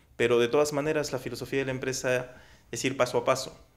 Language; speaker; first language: Spanish; native; Spanish